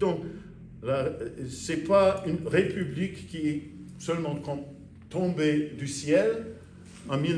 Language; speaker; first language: French; non-native, fluent; English